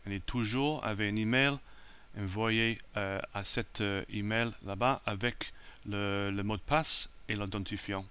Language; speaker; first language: French; non-native, learner; English